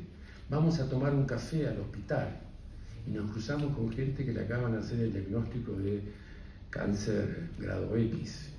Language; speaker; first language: Spanish; native; Spanish